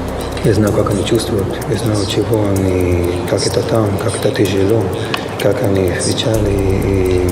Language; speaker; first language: Russian; early bilingual, heritage; Russian